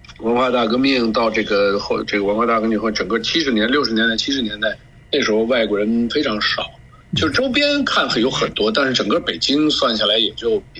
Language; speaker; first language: Chinese; early bilingual, other home language; English